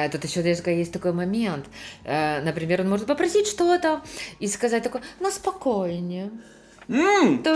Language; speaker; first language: Polish; non-native, learner; Russian